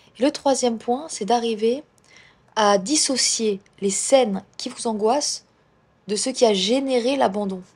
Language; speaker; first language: French; native; French